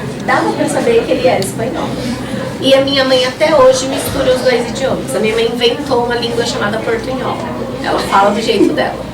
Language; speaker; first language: Portuguese; early bilingual, other home language; Spanish